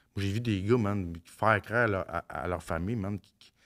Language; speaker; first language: French; native; French